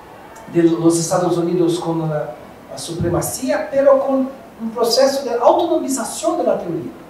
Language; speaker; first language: Spanish; non-native, fluent; Portuguese